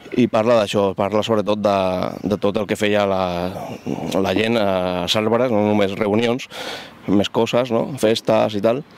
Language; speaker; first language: Catalan; non-native, local second language; Spanish